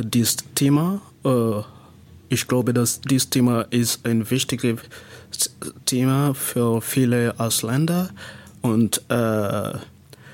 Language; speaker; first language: German; non-native, learner; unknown